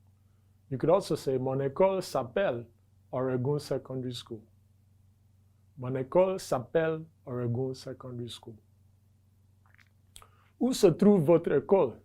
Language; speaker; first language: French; non-native, fluent; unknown